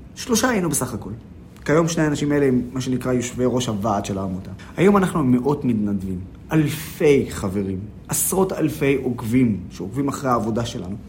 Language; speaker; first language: Hebrew; non-native, local second language; Arabic